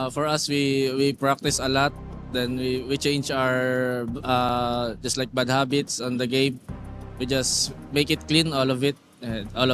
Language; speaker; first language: English; non-native, learner; Lao